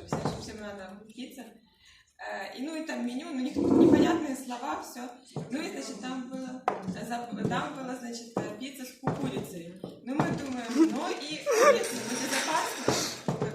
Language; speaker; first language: Russian; native; Russian